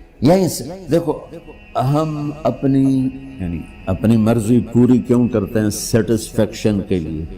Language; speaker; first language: Urdu; non-native, local second language; Punjabi